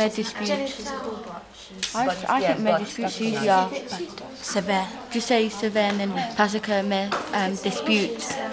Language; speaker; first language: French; non-native, learner; English